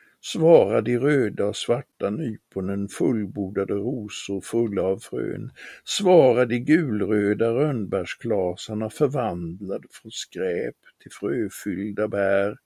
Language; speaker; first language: Swedish; native; Swedish